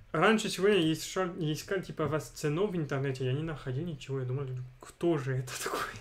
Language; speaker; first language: Russian; non-native, fluent; French